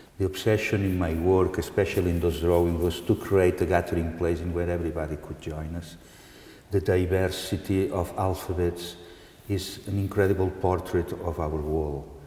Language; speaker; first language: English; non-native, fluent; Catalan